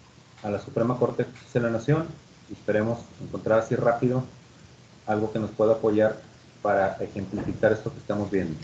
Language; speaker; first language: Spanish; native; Spanish